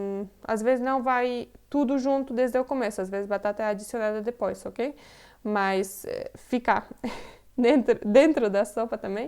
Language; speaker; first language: Portuguese; non-native, fluent; Polish